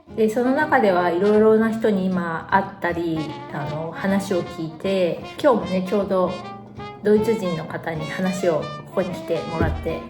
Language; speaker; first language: Japanese; native; Japanese